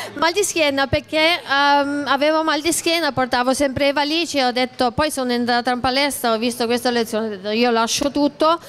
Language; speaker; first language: Italian; non-native, learner; German